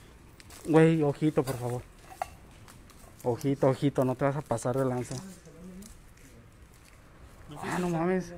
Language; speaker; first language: Spanish; native; Spanish